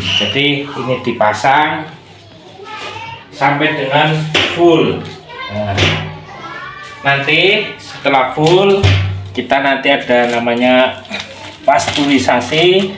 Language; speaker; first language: Indonesian; non-native, local second language; Javanese